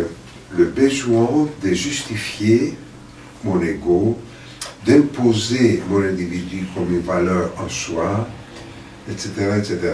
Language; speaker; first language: French; non-native, fluent; Greek